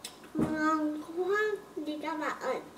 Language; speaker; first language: Vietnamese; early bilingual, heritage; Vietnamese